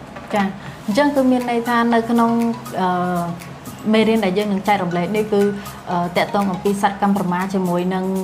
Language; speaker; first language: Khmer; native; Khmer